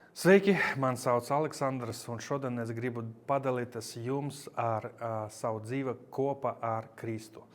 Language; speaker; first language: Latvian; non-native, local second language; Russian